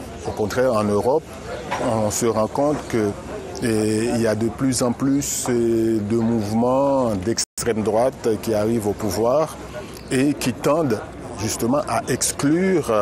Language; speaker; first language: French; non-native, local second language; Haitian Creole